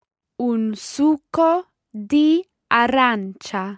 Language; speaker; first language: Italian; non-native, learner; English